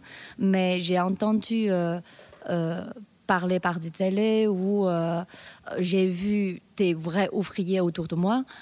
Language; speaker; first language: French; non-native, fluent; Chinese